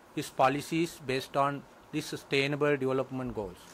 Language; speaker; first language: English; non-native, local second language; Sinhala